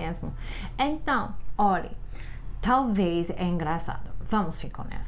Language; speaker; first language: Portuguese; non-native, fluent; English